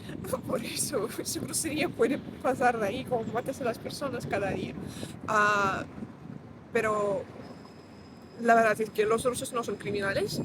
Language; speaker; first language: Spanish; non-native, fluent; Russian